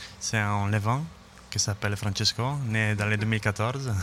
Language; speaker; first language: French; non-native, learner; Italian